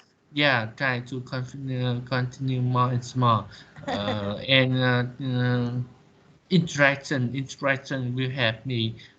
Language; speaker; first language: English; non-native, learner; Vietnamese